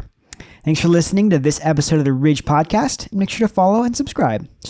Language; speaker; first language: English; native; English